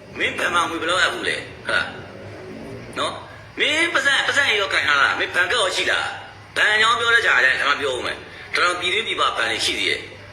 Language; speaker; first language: Burmese; native; Burmese